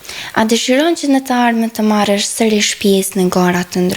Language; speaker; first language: Albanian; native; Albanian